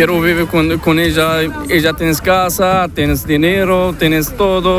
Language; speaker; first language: Spanish; non-native, learner; Arabic